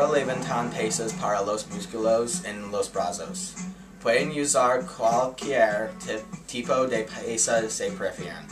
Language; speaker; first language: Spanish; non-native, learner; English